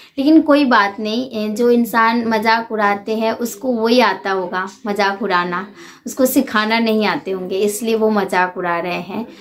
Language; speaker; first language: Hindi; non-native, fluent; Bangla